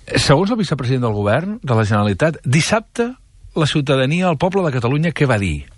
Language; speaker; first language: Catalan; native; Catalan